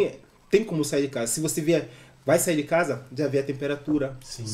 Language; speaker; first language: Portuguese; native; Portuguese